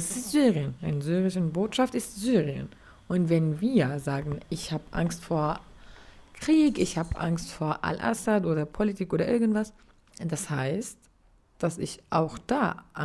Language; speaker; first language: German; non-native, learner; Arabic